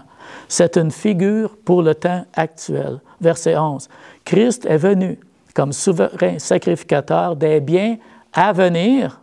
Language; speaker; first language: French; native; French